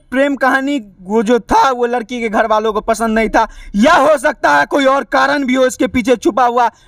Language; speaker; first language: Hindi; native; Hindi